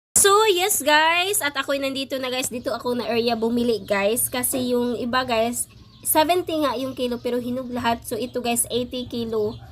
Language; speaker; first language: Filipino; non-native, local second language; Cebuano